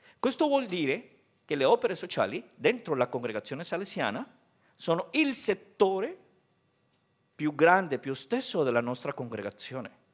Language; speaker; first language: Italian; non-native, fluent; Spanish